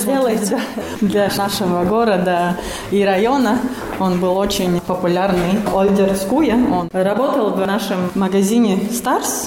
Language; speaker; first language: Russian; non-native, local second language; Latvian